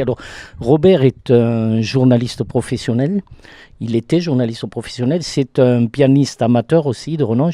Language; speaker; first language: French; native; French